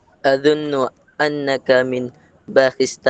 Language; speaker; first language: Arabic; non-native, learner; Filipino